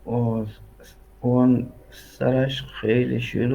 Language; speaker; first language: Persian; non-native, learner; Urdu